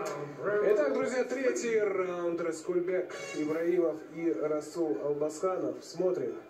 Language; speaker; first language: Russian; native; Russian